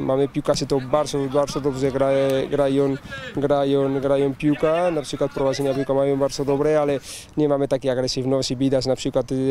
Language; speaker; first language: Polish; non-native, learner; Spanish